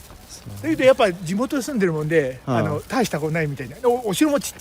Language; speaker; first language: Japanese; native; Japanese